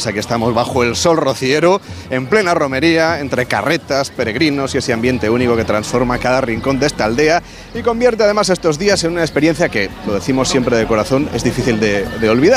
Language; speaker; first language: Spanish; native; Spanish